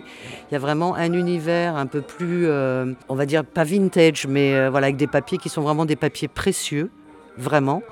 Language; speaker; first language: French; native; French